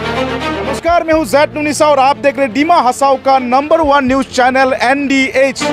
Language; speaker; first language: Hindi; non-native, local second language; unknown